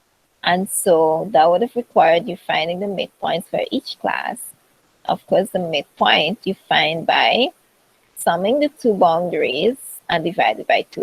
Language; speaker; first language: English; native; English